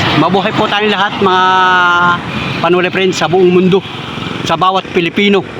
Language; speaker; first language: Filipino; native; Filipino